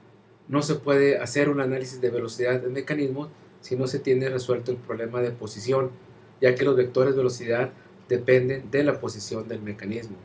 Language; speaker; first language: Spanish; native; Spanish